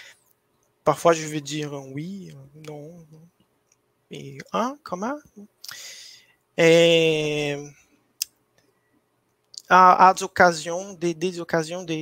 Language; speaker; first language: French; non-native, fluent; Portuguese